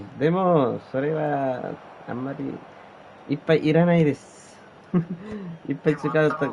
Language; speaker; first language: Japanese; non-native, learner; Nepali